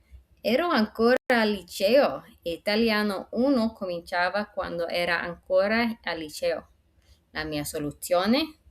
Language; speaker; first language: Italian; non-native, fluent; English